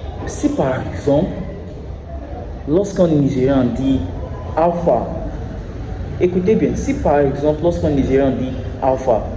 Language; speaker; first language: French; non-native, learner; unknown